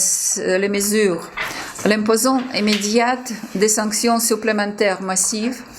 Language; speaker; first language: French; non-native, fluent; Ukrainian